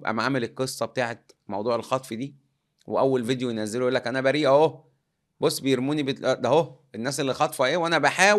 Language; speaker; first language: Arabic; native; Arabic